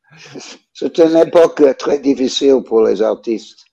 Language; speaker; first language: French; non-native, learner; English